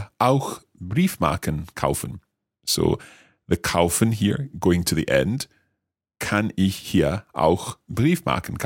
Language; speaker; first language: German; non-native, learner; English